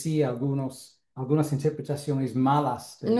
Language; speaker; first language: Spanish; non-native, fluent; English